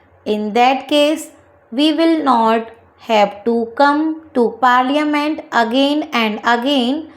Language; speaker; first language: English; non-native, local second language; Hindi